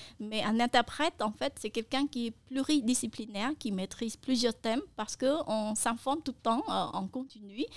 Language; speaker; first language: French; non-native, fluent; Khmer